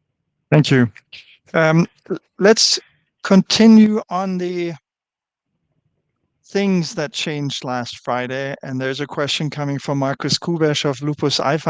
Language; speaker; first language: English; non-native, fluent; German